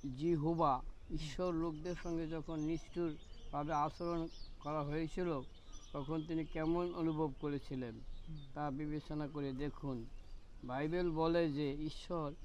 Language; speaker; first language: Bangla; non-native, fluent; Chinese